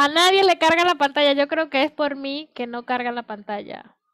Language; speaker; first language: Spanish; native; Spanish